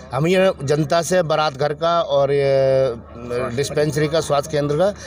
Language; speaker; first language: Hindi; native; Hindi